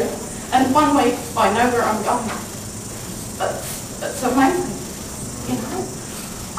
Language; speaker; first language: English; native; English